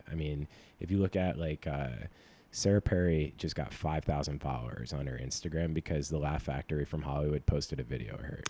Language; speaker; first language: English; native; English